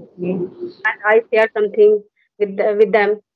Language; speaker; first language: English; non-native, learner; Hindi